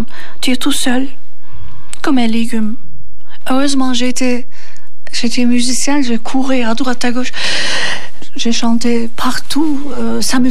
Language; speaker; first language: French; non-native, learner; Turkish